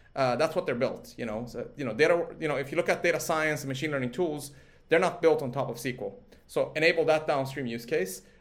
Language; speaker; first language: English; early bilingual, other home language; Swedish